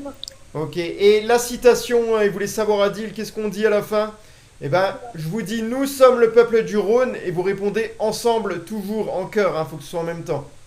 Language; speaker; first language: French; native; French